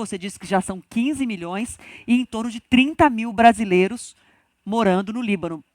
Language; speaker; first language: Portuguese; native; Portuguese